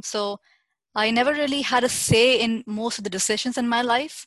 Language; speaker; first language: English; non-native, local second language; Hindi